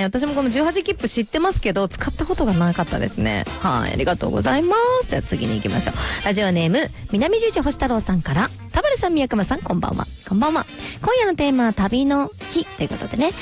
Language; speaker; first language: Japanese; native; Japanese